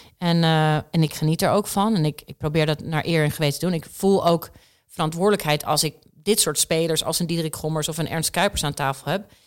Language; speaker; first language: Dutch; early bilingual, other home language; Czech